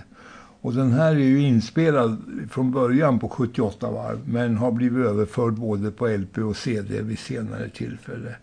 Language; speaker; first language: Swedish; native; Swedish